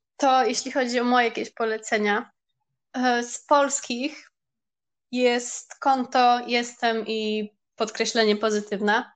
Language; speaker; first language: Polish; early bilingual, heritage; Polish